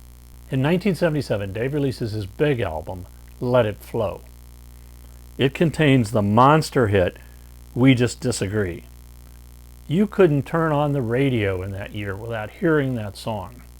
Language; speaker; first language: English; native; English